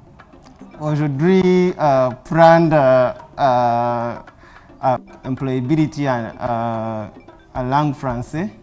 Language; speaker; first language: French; non-native, learner; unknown